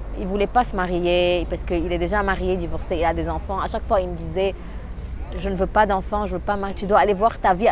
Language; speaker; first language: French; non-native, local second language; Arabic